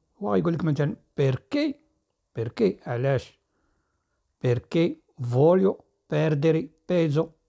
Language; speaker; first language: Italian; non-native, fluent; Arabic